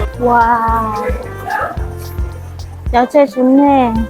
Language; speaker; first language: Korean; non-native, learner; Vietnamese